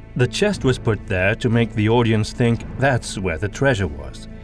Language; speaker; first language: English; non-native, fluent; Dutch